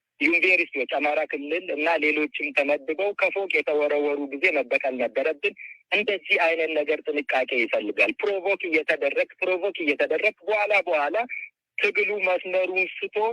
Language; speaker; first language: Amharic; non-native, local second language; Oromo